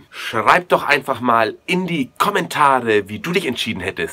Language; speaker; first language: German; native; German